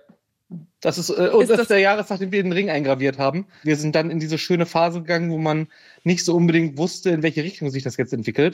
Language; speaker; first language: German; native; German